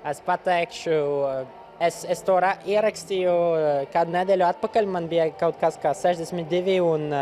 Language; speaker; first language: Latvian; non-native, local second language; Russian